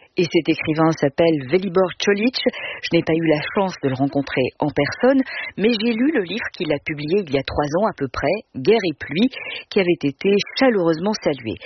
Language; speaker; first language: French; native; French